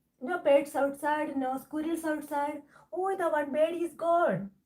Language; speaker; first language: English; non-native, local second language; Malayalam